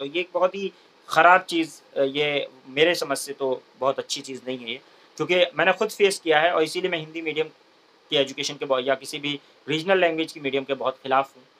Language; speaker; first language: Hindi; native; Hindi